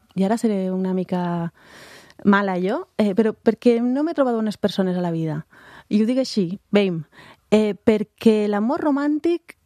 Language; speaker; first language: Catalan; native; Catalan